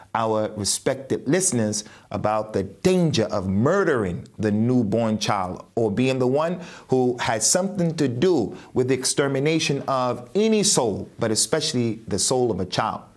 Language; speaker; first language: English; native; English